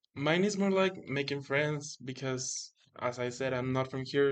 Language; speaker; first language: English; non-native, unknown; Spanish